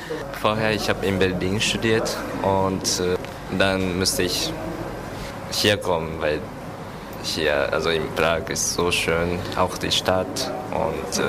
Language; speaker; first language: German; non-native, learner; Japanese